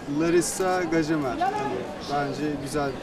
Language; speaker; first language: Turkish; native; Turkish